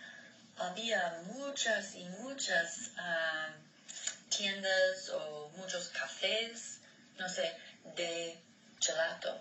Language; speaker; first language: Spanish; non-native, learner; English